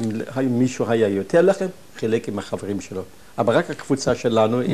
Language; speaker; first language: Hebrew; non-native, fluent; German